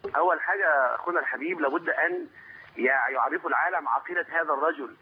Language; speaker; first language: Arabic; native; Arabic